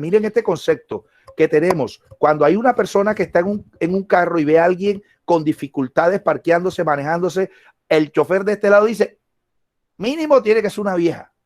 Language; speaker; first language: Spanish; native; Spanish